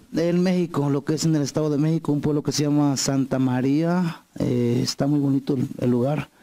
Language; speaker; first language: Spanish; native; Spanish